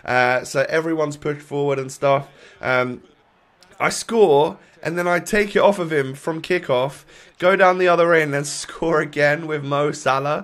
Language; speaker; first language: English; native; English